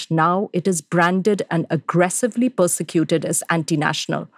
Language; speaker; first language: English; non-native, local second language; Hindi